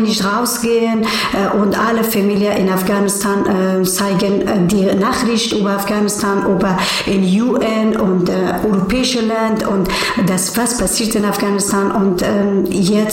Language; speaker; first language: German; non-native, learner; Persian